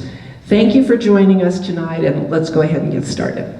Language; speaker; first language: English; native; English